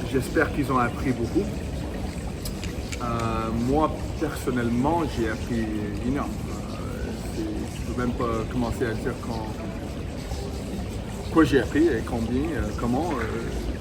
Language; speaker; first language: French; non-native, fluent; English